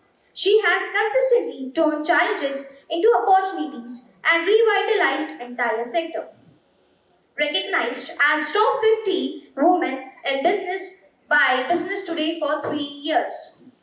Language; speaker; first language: English; non-native, local second language; Hindi